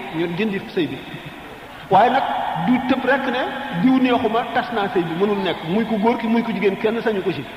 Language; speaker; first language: Wolof; native; Wolof